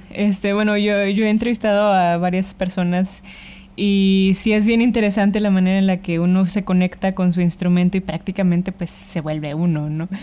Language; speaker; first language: Spanish; native; Spanish